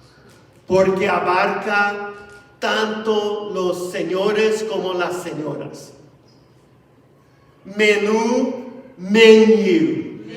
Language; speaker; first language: Spanish; non-native, fluent; English